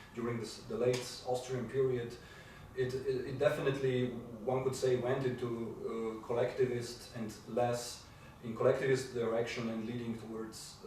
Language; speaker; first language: English; non-native, fluent; Slovenian